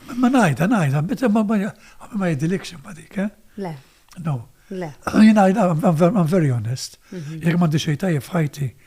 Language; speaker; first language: Maltese; native; Maltese